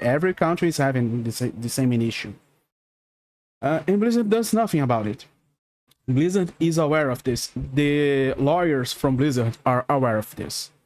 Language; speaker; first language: English; non-native, fluent; Portuguese